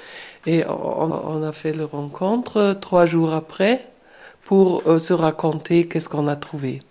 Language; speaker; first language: French; non-native, fluent; German